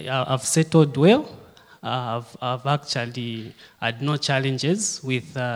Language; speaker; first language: English; non-native, local second language; Bemba